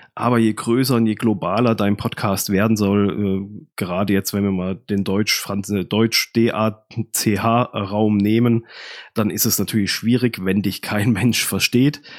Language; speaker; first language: German; native; German